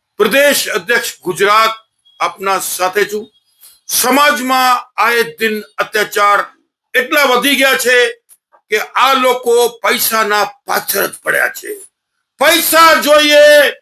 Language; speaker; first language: Gujarati; non-native, local second language; Sindhi